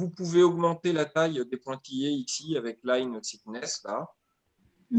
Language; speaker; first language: French; native; French